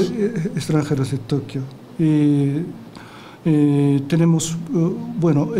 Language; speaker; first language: Spanish; non-native, fluent; Japanese